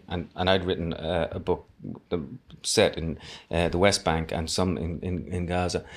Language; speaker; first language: English; native; English